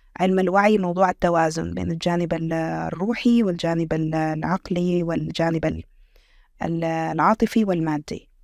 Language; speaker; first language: Arabic; native; Arabic